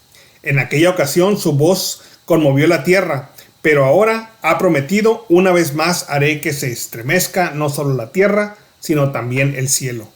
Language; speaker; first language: Spanish; native; Spanish